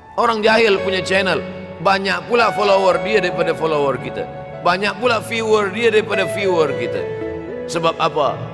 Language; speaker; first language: Malay; native; Malay